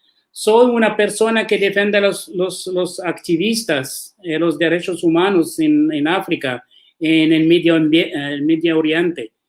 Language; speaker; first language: Spanish; non-native, learner; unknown